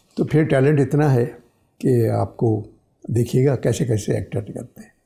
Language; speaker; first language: Urdu; native; Urdu